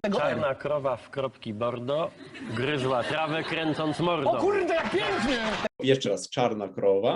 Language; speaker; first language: Polish; non-native, fluent; Russian